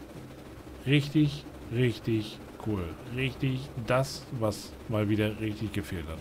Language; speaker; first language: German; native; German